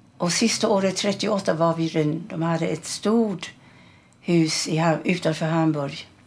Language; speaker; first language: Swedish; early bilingual, other home language; German